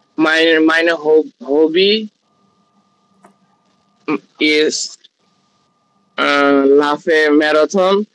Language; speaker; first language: German; non-native, learner; Bangla